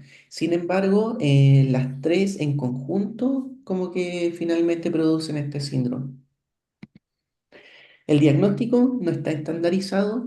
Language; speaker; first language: Spanish; native; Spanish